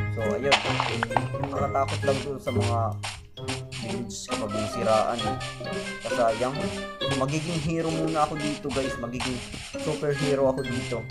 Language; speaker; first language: Filipino; non-native, local second language; Waray